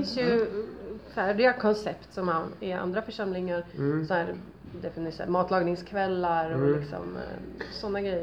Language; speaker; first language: Swedish; native; Swedish